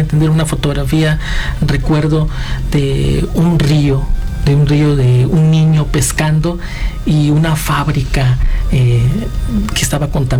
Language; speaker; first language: Spanish; native; Spanish